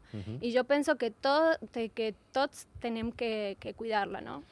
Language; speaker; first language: Catalan; non-native, learner; Spanish